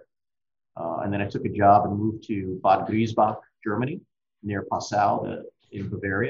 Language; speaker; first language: English; native; English